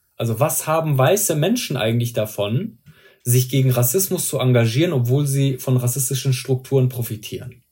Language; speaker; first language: German; early bilingual, other home language; Persian